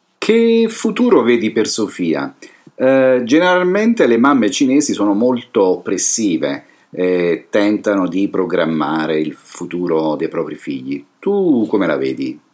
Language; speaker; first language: Italian; native; Italian